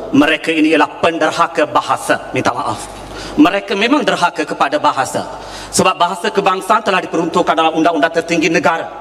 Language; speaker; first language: Malay; non-native, local second language; Tamil